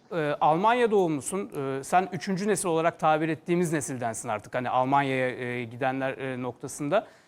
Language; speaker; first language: Turkish; native; Turkish